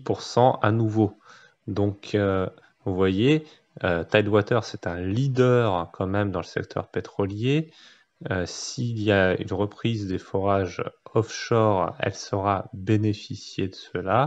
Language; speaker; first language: French; native; French